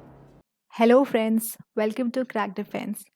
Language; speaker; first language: English; non-native, local second language; Hindi